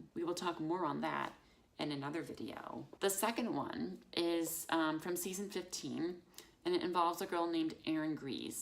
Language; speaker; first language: English; native; English